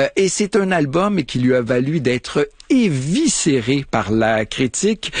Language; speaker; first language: French; native; French